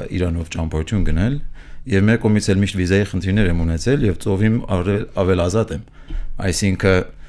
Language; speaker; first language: Armenian; early bilingual, heritage; Armenian